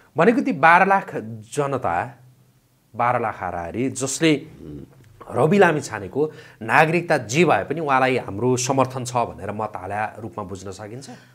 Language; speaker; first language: Nepali; native; Nepali